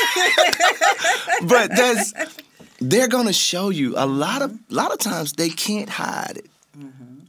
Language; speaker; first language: English; native; English